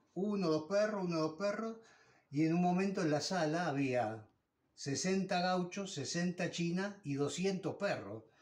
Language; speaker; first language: Spanish; native; Spanish